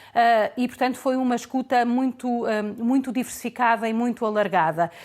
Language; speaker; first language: Portuguese; native; Portuguese